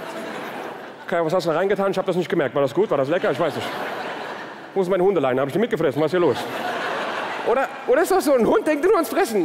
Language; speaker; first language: German; early bilingual, other home language; Turkish